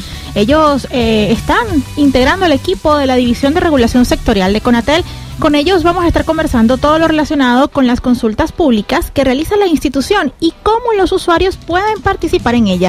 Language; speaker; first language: Spanish; native; Spanish